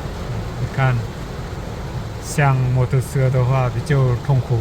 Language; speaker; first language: Chinese; non-native, fluent; Lao